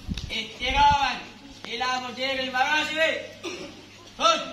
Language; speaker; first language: Arabic; non-native, learner; Indonesian